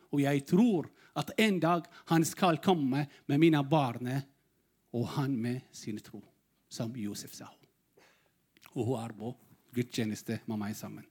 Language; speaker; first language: Norwegian; non-native, learner; Arabic